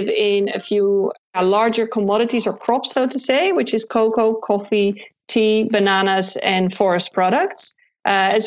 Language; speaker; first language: English; non-native, fluent; Dutch